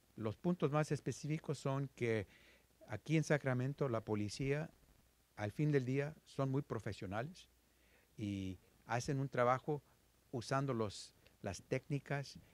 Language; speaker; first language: Spanish; early bilingual, heritage; Spanish